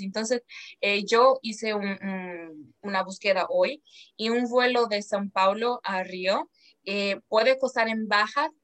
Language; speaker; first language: Spanish; non-native, fluent; Portuguese